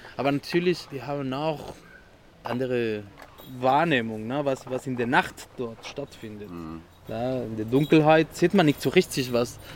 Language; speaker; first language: German; non-native, fluent; Spanish